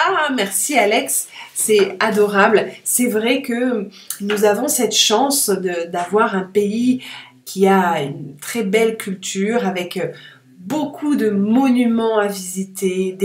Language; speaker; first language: French; native; French